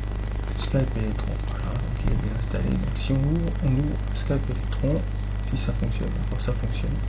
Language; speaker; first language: French; native; French